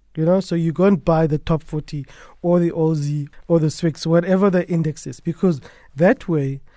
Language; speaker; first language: English; non-native, local second language; Tswana